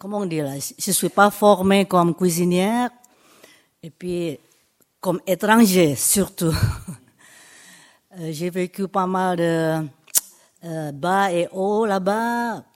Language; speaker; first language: French; non-native, fluent; Indonesian